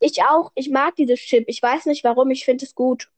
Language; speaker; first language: German; native; German